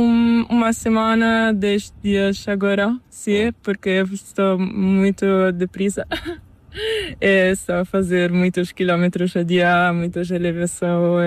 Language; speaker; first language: Spanish; non-native, learner; Portuguese